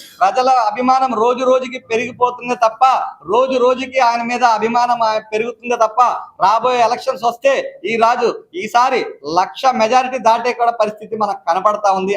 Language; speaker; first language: Telugu; non-native, local second language; Urdu